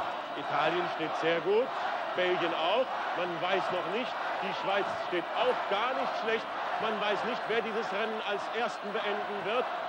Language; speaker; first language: German; native; German